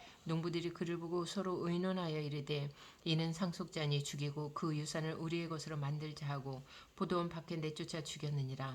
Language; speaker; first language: Korean; native; Korean